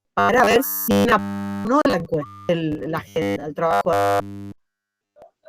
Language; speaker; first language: Spanish; native; Spanish